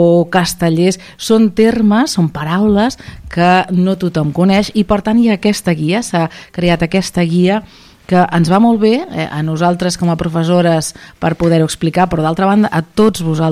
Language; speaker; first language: Catalan; native; Catalan